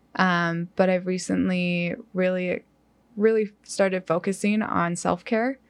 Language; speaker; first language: English; native; English